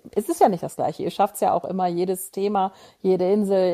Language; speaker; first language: German; native; German